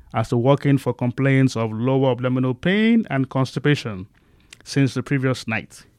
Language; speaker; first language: English; non-native, local second language; Igbo